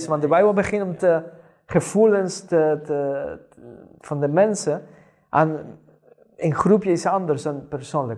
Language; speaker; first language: Dutch; non-native, fluent; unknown